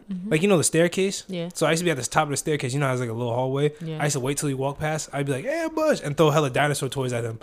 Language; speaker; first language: English; early bilingual, other home language; Filipino